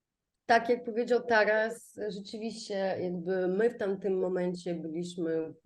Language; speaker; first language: Polish; non-native, fluent; Ukrainian